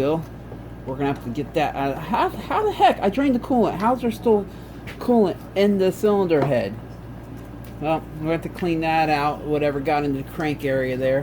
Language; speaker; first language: English; native; English